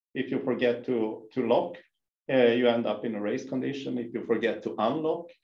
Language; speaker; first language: English; non-native, fluent; Swedish